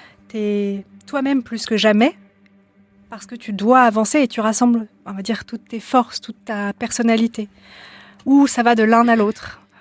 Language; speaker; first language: French; native; French